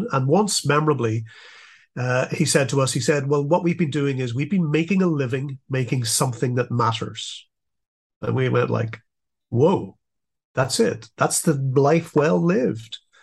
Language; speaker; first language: English; native; English